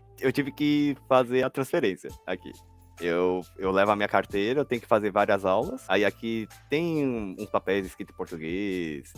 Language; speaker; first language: Portuguese; native; Portuguese